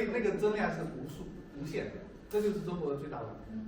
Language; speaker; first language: Chinese; native; Chinese